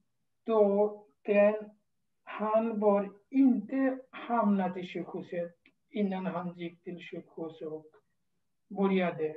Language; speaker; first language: Swedish; non-native, fluent; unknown